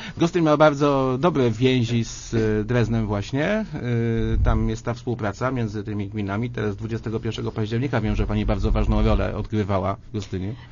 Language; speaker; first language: Polish; native; Polish